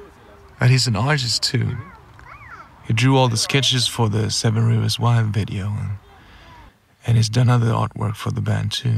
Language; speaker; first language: English; non-native, fluent; Swedish